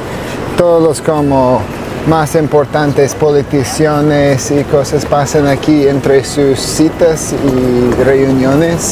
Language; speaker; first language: Spanish; non-native, learner; English